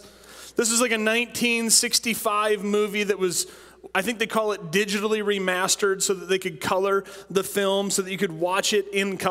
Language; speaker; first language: English; native; English